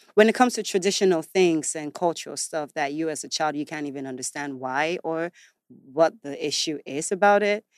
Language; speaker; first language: English; early bilingual, other home language; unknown